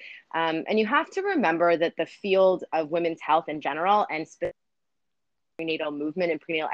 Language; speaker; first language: English; native; English